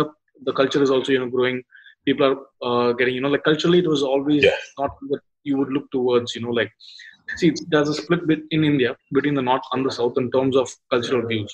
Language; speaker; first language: English; non-native, local second language; Tamil